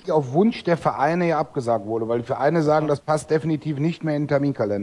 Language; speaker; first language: German; native; German